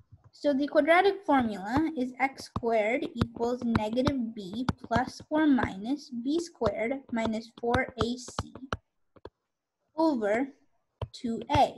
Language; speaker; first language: English; native; English